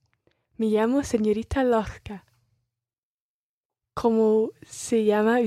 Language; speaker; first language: Spanish; non-native, learner; English